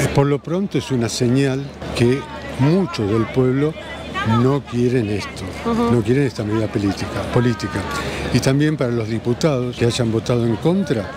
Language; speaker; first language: Spanish; native; Spanish